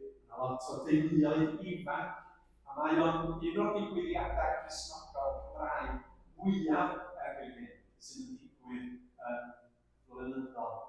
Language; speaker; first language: Welsh; native; Welsh